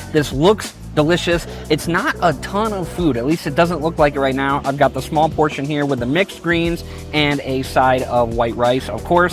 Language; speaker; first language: English; native; English